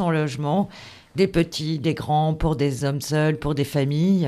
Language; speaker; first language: French; native; French